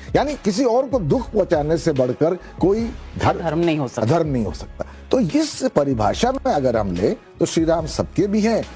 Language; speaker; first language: Hindi; native; Hindi